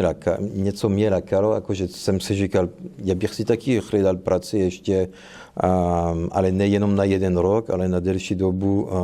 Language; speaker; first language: Czech; non-native, fluent; French